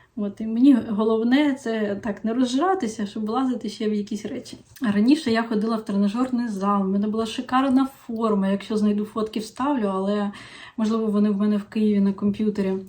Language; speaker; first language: Ukrainian; non-native, local second language; Russian